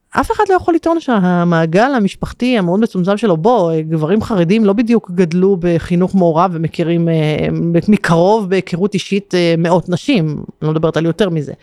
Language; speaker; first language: Hebrew; native; Hebrew